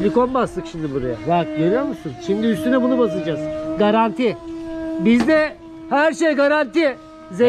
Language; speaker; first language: Turkish; native; Turkish